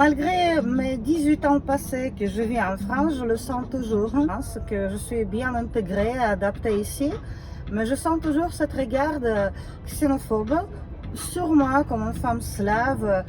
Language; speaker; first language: French; non-native, fluent; Russian